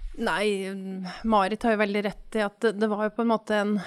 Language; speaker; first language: Norwegian; native; Norwegian